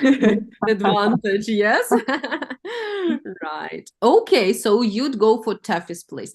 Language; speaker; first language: English; non-native, fluent; Russian